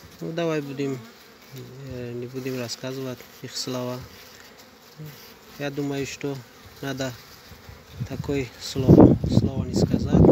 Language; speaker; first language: Russian; non-native, learner; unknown